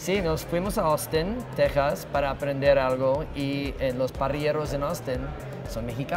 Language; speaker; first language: Spanish; non-native, fluent; English